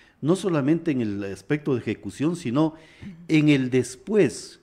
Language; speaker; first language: Spanish; native; Spanish